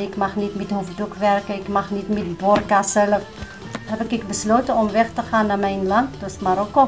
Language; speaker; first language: Dutch; non-native, learner; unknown